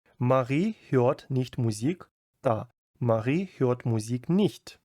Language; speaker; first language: German; non-native, fluent; Ukrainian